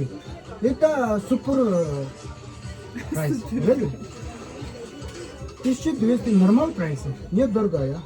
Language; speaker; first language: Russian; non-native, learner; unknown